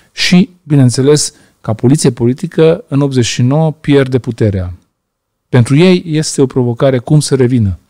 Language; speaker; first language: Romanian; non-native, local second language; Hungarian